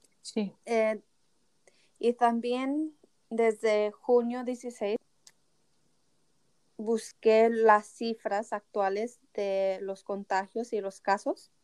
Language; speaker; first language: Spanish; early bilingual, heritage; Spanish